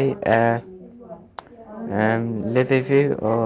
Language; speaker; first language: French; non-native, learner; English